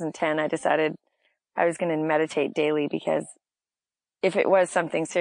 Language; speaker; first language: English; native; English